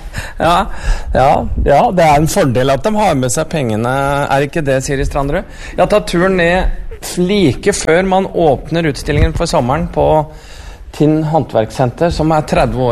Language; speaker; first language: Norwegian; native; Norwegian